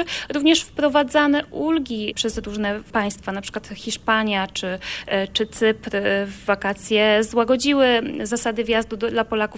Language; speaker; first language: Polish; native; Polish